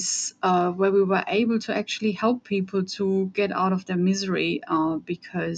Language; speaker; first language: English; non-native, fluent; German